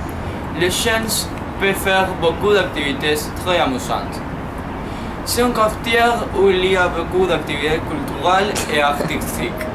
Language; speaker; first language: French; non-native, learner; Spanish